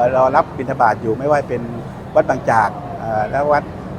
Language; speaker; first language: Thai; native; Thai